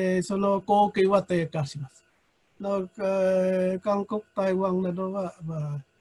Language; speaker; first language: Japanese; non-native, fluent; Vietnamese